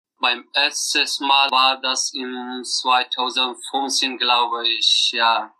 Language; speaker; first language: German; non-native, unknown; Persian